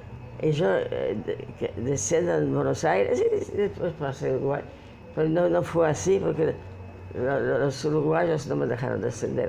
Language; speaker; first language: Spanish; non-native, fluent; Polish